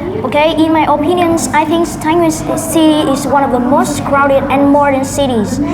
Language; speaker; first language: English; non-native, learner; Vietnamese